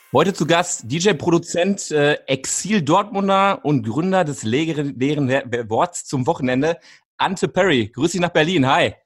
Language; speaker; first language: German; native; German